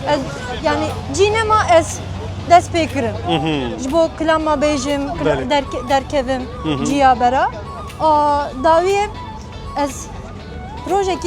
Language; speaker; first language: Kurdish; non-native, local second language; Turkish